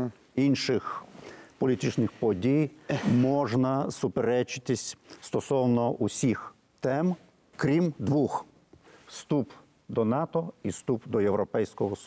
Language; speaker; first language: Ukrainian; non-native, fluent; Lithuanian